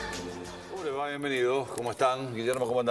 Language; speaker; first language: Spanish; native; Spanish